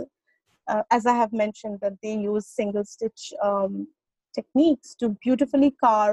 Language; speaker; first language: English; non-native, local second language; Bangla